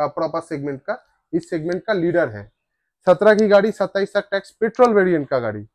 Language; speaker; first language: Hindi; non-native, local second language; Bangla